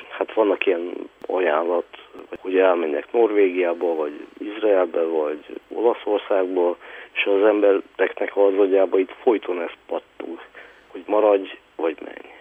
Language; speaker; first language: Hungarian; native; Hungarian